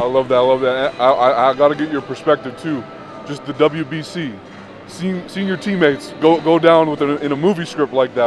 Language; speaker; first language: English; native; English